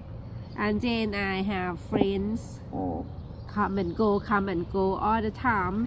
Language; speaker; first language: English; non-native, learner; Thai